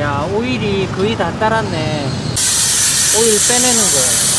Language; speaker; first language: Korean; native; Korean